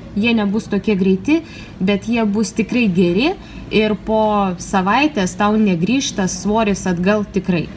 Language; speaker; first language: Lithuanian; non-native, local second language; Russian